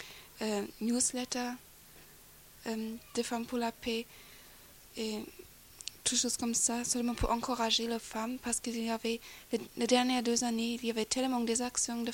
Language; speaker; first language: French; non-native, fluent; English